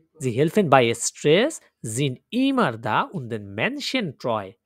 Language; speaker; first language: German; non-native, learner; Bangla